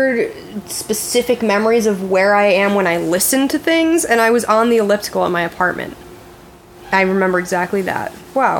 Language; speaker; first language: English; native; English